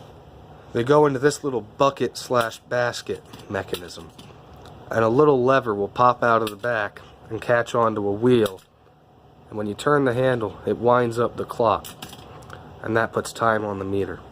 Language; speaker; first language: English; native; English